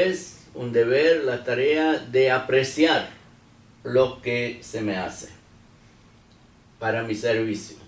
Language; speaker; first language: Spanish; non-native, fluent; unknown